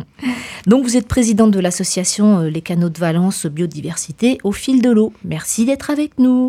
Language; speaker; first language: French; native; French